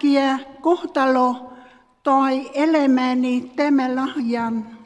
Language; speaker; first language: Finnish; non-native, learner; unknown